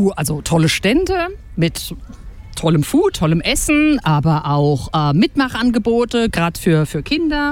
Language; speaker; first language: German; native; German